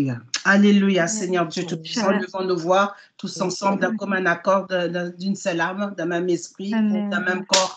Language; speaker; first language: French; native; French